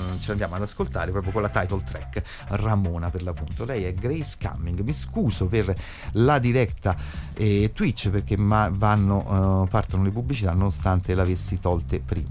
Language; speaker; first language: Italian; native; Italian